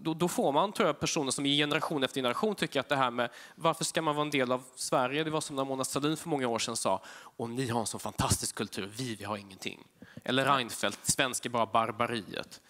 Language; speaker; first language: Swedish; early bilingual, other home language; Polish